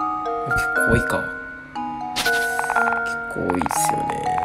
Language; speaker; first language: Japanese; native; Japanese